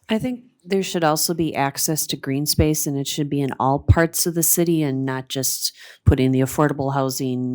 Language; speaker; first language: English; native; English